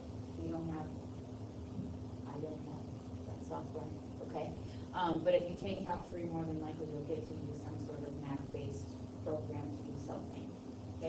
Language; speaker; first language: English; native; English